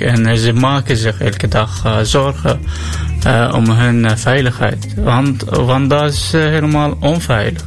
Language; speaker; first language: Dutch; non-native, learner; Arabic